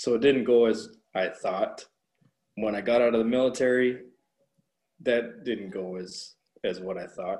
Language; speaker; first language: English; native; English